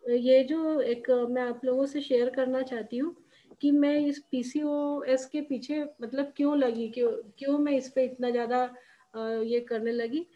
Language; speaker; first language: Hindi; non-native, local second language; Marathi